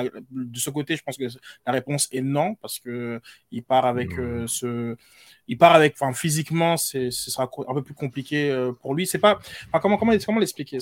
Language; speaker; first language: French; native; French